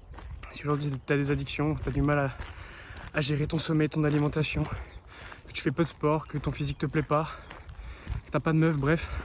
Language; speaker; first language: French; native; French